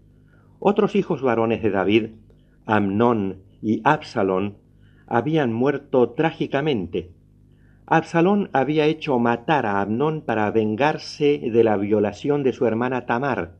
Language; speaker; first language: Spanish; native; Spanish